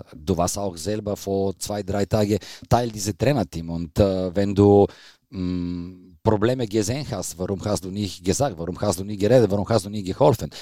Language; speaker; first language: German; non-native, fluent; Bulgarian